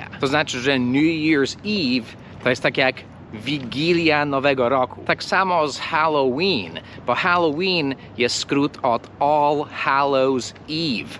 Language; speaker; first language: Polish; early bilingual, heritage; English